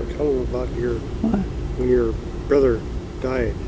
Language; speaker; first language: English; native; English